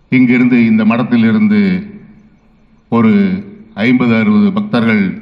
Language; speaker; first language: Tamil; native; Tamil